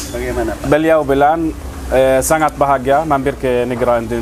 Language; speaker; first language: Indonesian; non-native, fluent; Arabic